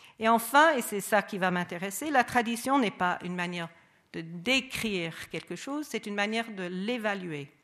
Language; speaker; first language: French; non-native, fluent; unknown